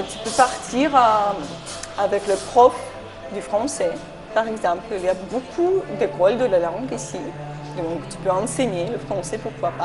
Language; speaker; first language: French; non-native, fluent; Ukrainian